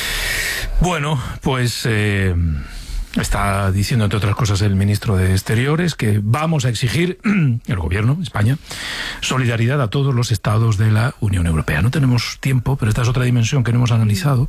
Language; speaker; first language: Spanish; native; Spanish